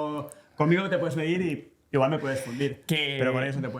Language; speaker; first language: Spanish; native; Spanish